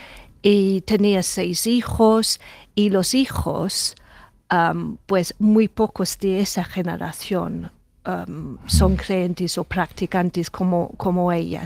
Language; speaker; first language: Spanish; non-native, fluent; English